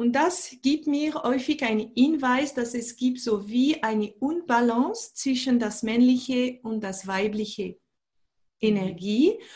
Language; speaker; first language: German; non-native, fluent; French